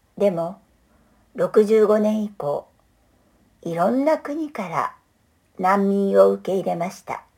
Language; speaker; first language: Japanese; non-native, fluent; English